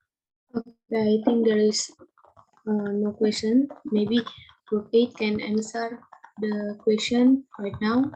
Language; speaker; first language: English; non-native, learner; Indonesian